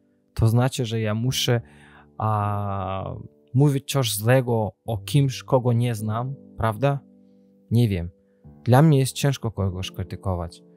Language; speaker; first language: Polish; non-native, learner; Azerbaijani